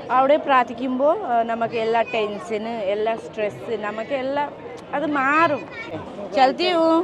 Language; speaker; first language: Malayalam; non-native, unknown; Nepali